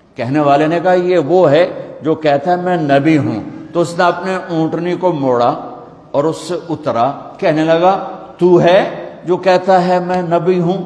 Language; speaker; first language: Urdu; non-native, local second language; Punjabi